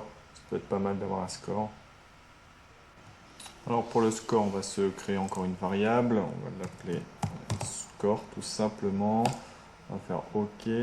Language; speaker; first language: French; native; French